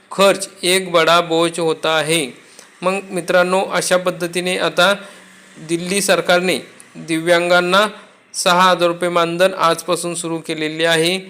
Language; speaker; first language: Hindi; non-native, local second language; Marathi